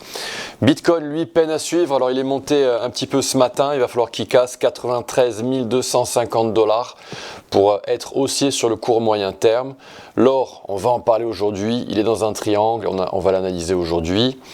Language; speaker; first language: French; native; French